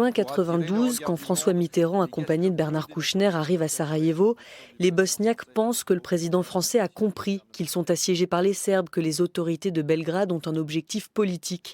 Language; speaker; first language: French; native; French